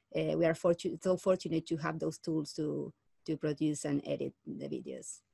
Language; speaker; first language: English; non-native, fluent; Spanish